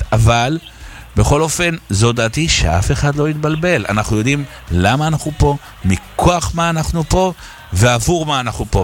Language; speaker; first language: Hebrew; native; Hebrew